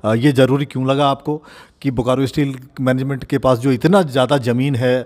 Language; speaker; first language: Hindi; native; Hindi